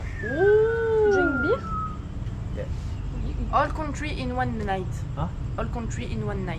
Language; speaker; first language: English; non-native, learner; French